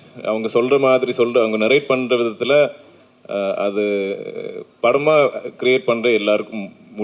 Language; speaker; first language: Tamil; non-native, local second language; Malayalam